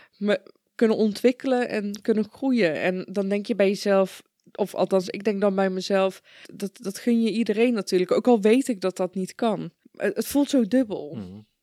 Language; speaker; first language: Dutch; early bilingual, other home language; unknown